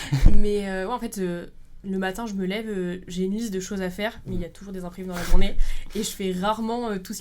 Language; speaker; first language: French; native; French